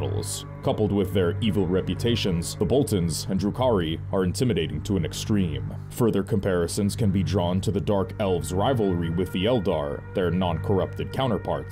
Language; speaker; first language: English; native; English